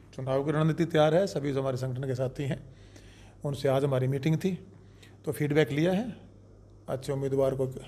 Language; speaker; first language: Hindi; native; Hindi